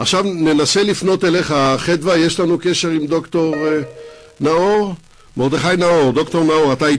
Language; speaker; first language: Hebrew; native; Hebrew